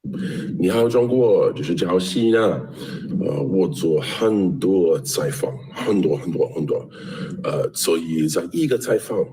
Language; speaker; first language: Chinese; non-native, learner; English